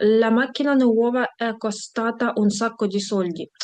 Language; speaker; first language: Italian; non-native, fluent; Ukrainian